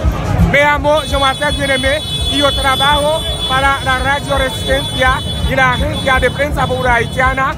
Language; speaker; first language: Spanish; non-native, fluent; Haitian Creole